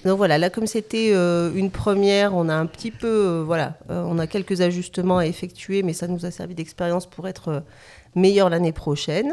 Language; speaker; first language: French; native; French